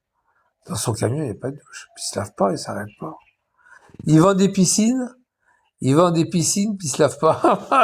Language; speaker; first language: French; native; French